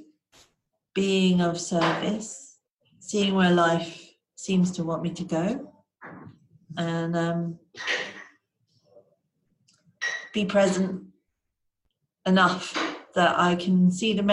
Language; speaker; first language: English; native; English